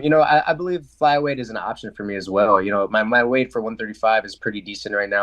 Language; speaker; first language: English; native; English